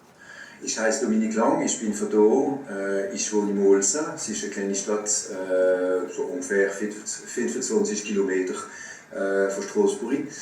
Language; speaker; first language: German; non-native, fluent; French